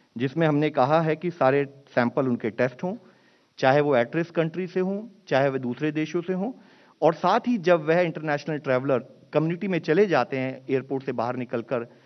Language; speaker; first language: Hindi; native; Hindi